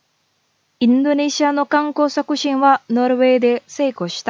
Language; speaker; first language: Japanese; non-native, fluent; Indonesian